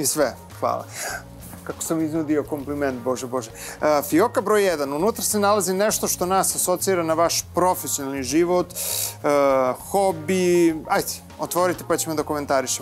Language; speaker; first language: Serbian; native; Serbian